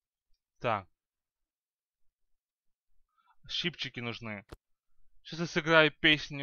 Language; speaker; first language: Russian; native; Russian